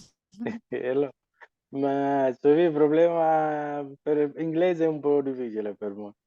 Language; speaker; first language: Italian; non-native, fluent; Wolof